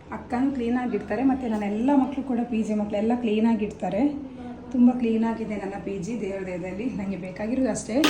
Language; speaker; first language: Kannada; non-native, local second language; Tulu